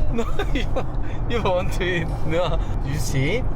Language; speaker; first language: English; non-native, learner; Korean